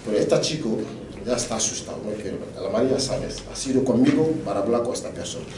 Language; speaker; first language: Spanish; non-native, learner; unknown